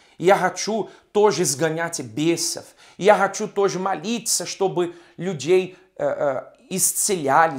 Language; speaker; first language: Russian; non-native, fluent; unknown